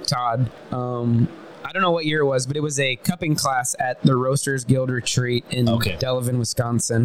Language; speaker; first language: English; native; English